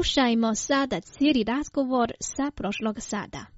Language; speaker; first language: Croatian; non-native, fluent; Chinese